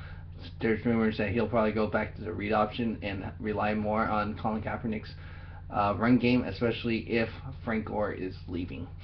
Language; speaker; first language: English; native; English